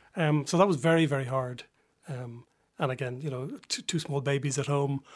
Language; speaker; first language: English; native; English